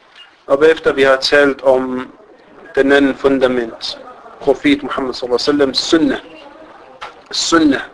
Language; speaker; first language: Danish; non-native, fluent; Arabic